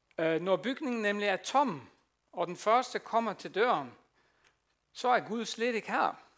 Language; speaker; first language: Danish; non-native, fluent; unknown